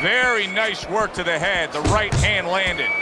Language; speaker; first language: English; native; English